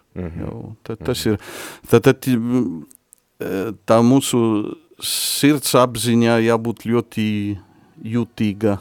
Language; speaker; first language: Latvian; non-native, fluent; Polish